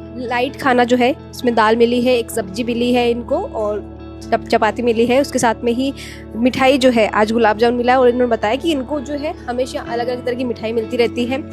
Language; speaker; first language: Hindi; native; Hindi